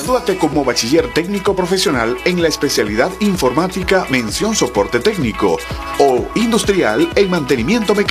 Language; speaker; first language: Spanish; native; Spanish